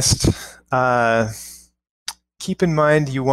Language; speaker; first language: English; native; English